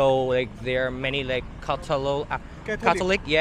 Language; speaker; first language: English; non-native, fluent; Vietnamese